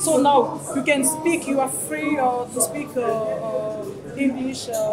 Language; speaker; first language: English; non-native, learner; Lingala